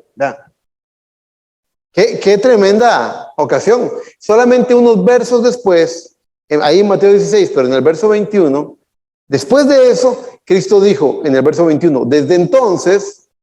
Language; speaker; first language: Spanish; native; Spanish